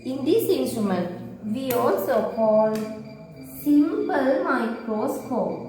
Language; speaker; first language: English; non-native, local second language; Sinhala